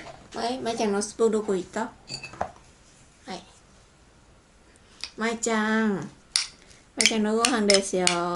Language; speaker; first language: Japanese; non-native, learner; Vietnamese